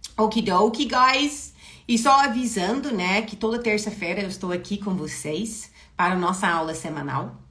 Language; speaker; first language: Portuguese; non-native, fluent; English